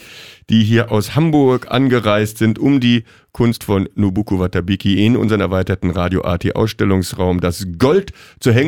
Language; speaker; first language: German; native; German